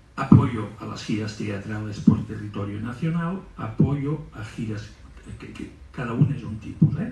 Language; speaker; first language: Spanish; non-native, local second language; Catalan